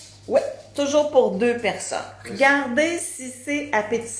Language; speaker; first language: French; native; French